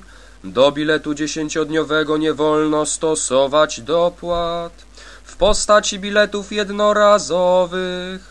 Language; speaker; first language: Polish; native; Polish